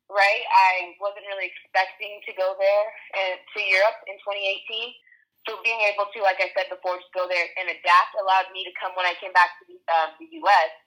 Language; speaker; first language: English; native; English